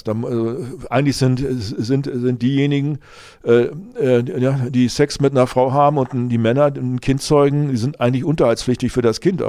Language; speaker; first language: German; native; German